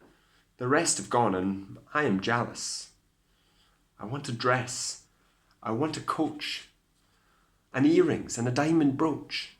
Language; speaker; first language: English; native; English